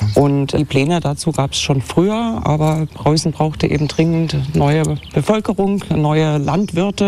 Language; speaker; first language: German; native; German